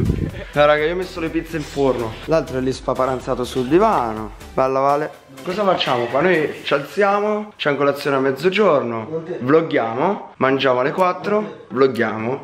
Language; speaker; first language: Italian; native; Italian